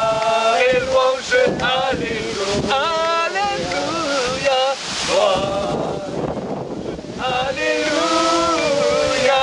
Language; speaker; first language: French; native; French